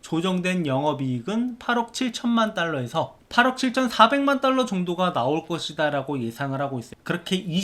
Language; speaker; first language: Korean; native; Korean